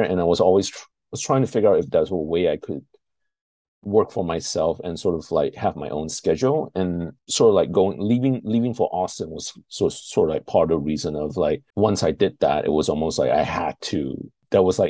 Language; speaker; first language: English; non-native, local second language; Chinese